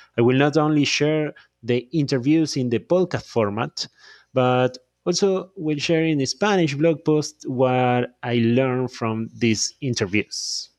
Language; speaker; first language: English; non-native, fluent; Spanish